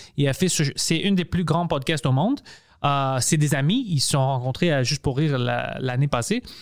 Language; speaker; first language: French; non-native, local second language; English